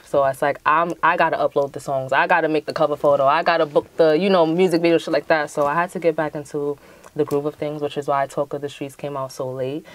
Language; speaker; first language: English; native; English